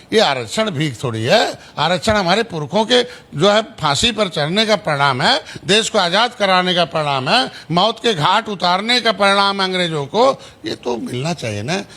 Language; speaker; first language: Hindi; native; Hindi